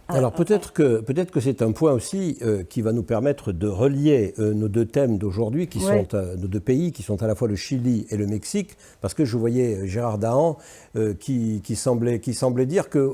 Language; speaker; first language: French; native; French